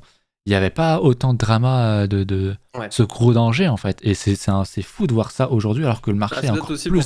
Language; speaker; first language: French; native; French